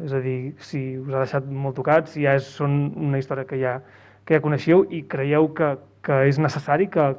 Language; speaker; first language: Catalan; native; Catalan